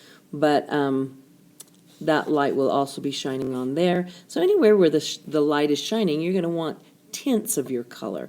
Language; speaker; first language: English; native; English